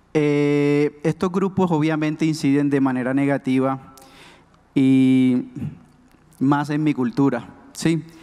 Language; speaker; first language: Spanish; non-native, local second language; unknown